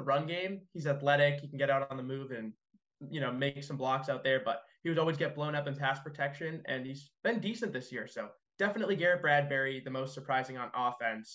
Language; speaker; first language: English; native; English